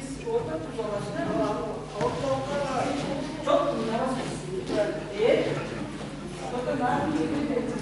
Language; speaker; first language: Russian; non-native, local second language; Tuvinian